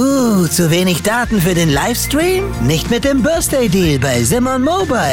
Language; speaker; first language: German; native; German